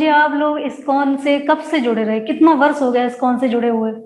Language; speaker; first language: Hindi; native; Hindi